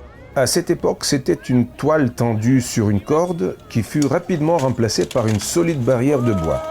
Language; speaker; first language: French; native; French